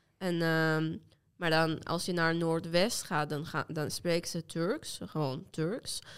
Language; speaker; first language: Dutch; non-native, fluent; Azerbaijani